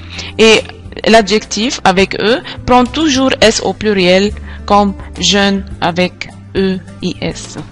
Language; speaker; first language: French; non-native, fluent; Arabic